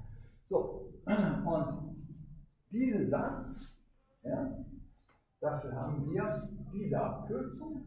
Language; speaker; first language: German; non-native, fluent; Hungarian